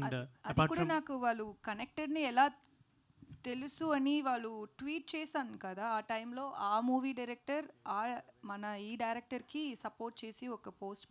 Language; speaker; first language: Telugu; non-native, learner; Tamil